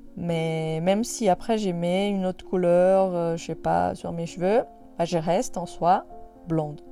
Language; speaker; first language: French; non-native, fluent; Portuguese